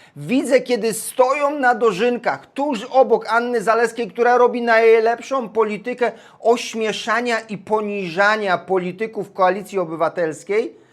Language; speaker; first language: Polish; native; Polish